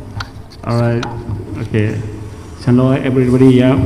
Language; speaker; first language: English; non-native, learner; Thai